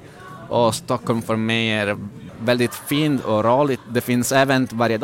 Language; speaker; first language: Swedish; non-native, learner; Italian